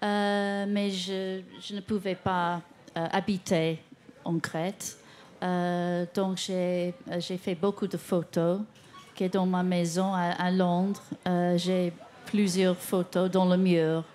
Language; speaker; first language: French; non-native, fluent; English